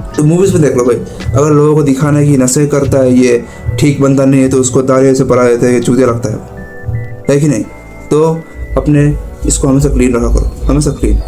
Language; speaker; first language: Hindi; non-native, local second language; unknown